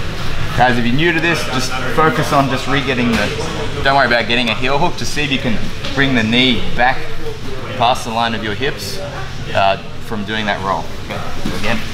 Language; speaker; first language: English; native; English